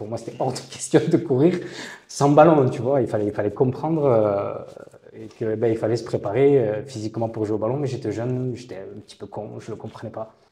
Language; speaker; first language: French; native; French